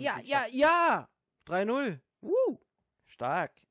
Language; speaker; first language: German; native; German